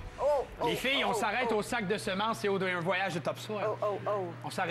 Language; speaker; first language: French; native; French